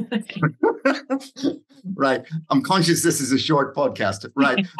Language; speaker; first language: English; native; English